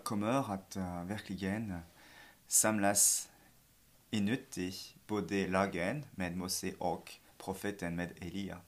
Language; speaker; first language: Swedish; non-native, fluent; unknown